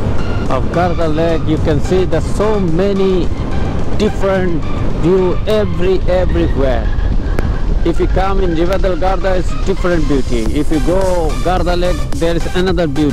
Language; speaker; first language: English; non-native, learner; Bangla